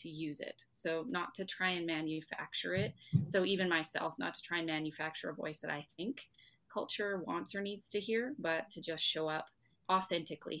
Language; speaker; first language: English; native; English